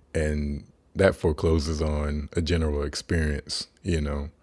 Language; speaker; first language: English; native; English